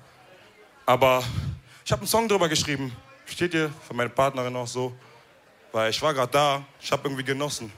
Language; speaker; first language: German; early bilingual, other home language; Wolof